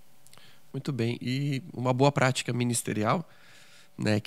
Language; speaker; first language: Portuguese; native; Portuguese